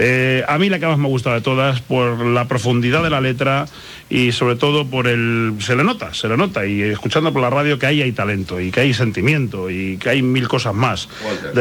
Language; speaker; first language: Spanish; native; Spanish